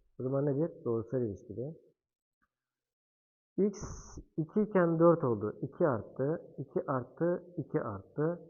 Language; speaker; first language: Turkish; native; Turkish